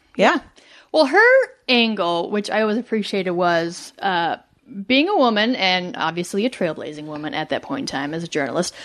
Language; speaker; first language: English; native; English